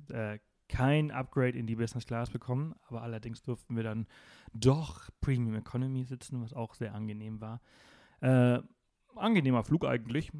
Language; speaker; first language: German; non-native, fluent; Spanish